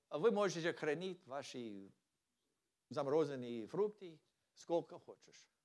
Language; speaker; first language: Russian; non-native, learner; English